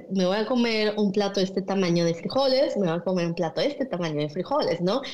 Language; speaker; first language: Spanish; native; Spanish